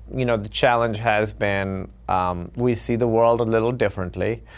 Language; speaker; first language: English; non-native, local second language; Urdu